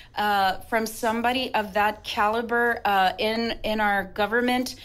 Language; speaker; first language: English; native; English